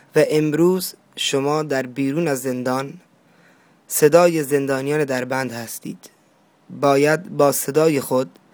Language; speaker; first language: Persian; non-native, local second language; Baluchi